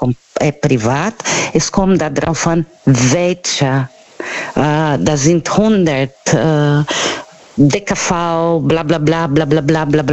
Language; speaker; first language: German; non-native, learner; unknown